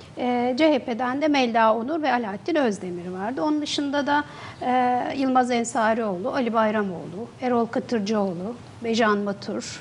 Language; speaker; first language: Turkish; native; Turkish